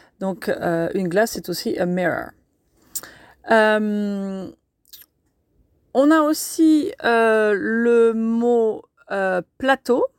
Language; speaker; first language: French; native; French